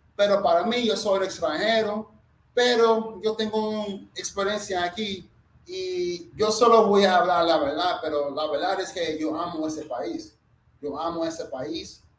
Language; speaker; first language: Spanish; non-native, fluent; English